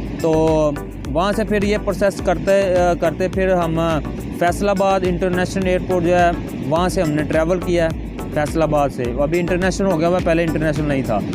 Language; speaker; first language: Urdu; non-native, local second language; Punjabi